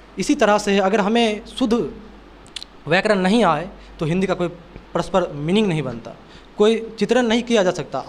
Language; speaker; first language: Hindi; non-native, local second language; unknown